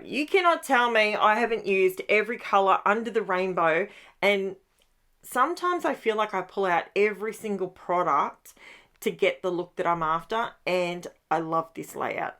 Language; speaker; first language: English; native; English